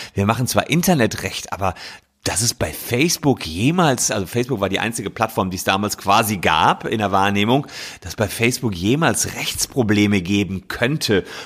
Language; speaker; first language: German; native; German